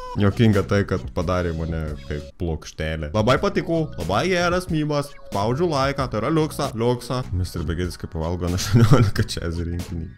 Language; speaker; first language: Lithuanian; native; Lithuanian